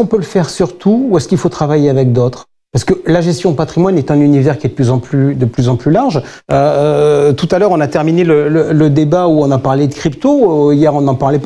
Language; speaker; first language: French; native; French